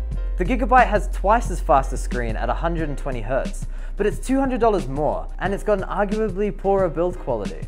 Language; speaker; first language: English; native; English